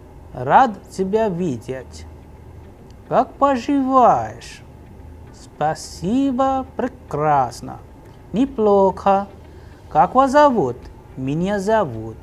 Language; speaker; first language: Russian; non-native, fluent; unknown